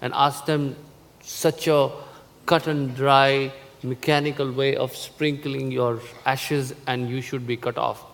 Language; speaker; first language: English; non-native, local second language; Hindi